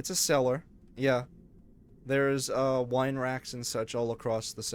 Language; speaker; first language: English; native; English